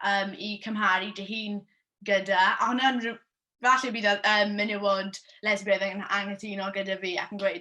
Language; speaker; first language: Welsh; non-native, local second language; English